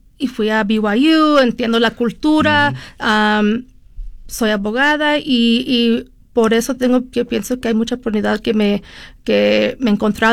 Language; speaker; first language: Spanish; early bilingual, heritage; Spanish